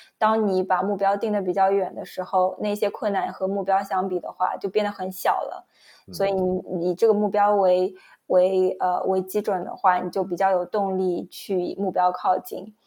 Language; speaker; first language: Chinese; native; Chinese